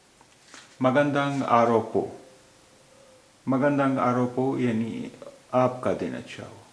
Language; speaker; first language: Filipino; non-native, fluent; Hindi